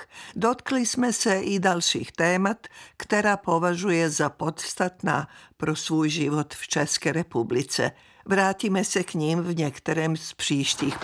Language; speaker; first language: Czech; native; Czech